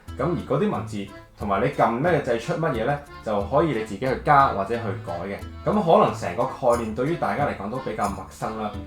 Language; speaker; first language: Cantonese; native; Cantonese